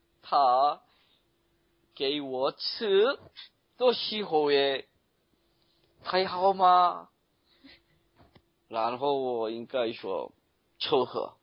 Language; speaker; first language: Chinese; non-native, learner; Korean